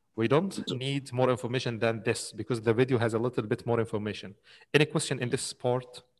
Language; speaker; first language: English; non-native, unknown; Arabic